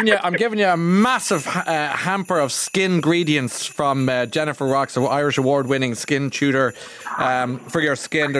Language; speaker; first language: English; native; English